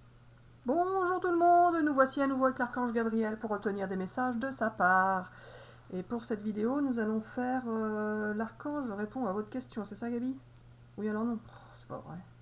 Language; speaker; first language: French; native; French